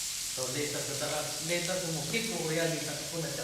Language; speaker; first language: Japanese; non-native, fluent; Filipino